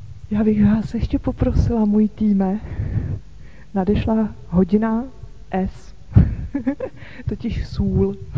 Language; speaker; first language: Czech; native; Czech